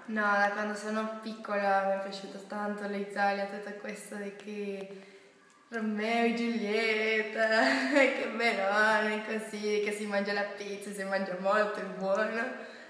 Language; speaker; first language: Italian; non-native, learner; Spanish